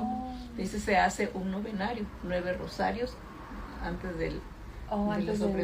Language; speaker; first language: Spanish; native; Spanish